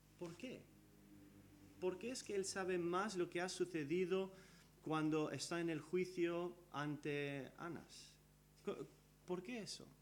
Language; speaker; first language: Spanish; early bilingual, other home language; English